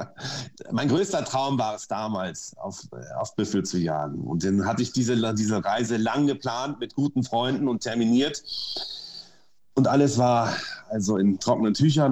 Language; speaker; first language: German; native; German